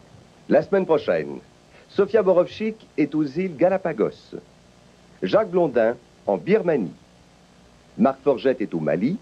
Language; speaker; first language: French; native; French